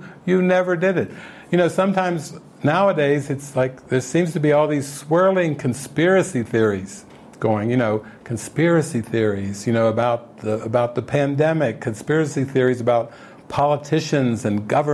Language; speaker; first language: English; native; English